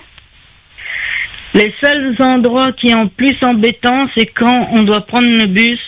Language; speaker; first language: French; native; French